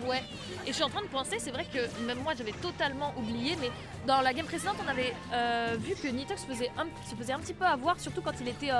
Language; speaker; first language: French; native; French